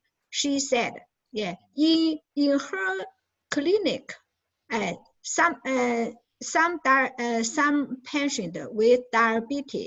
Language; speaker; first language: English; non-native, learner; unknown